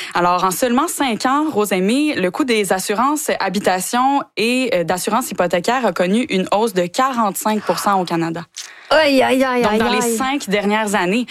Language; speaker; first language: French; native; French